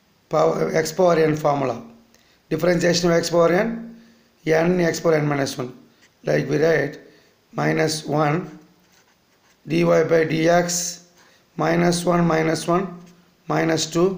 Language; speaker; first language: English; non-native, local second language; Tamil